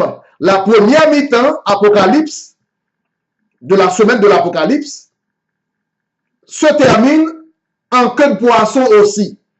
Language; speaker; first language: French; non-native, local second language; Haitian Creole